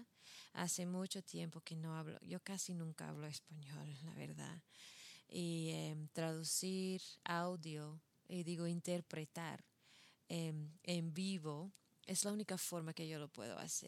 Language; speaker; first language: Spanish; non-native, fluent; English